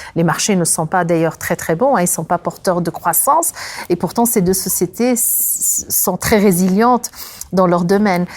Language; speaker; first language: French; non-native, local second language; Arabic